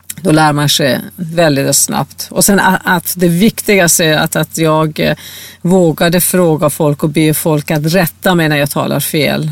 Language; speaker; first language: Swedish; non-native, fluent; Persian